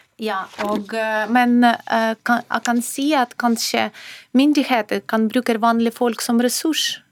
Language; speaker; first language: Norwegian; non-native, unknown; Ukrainian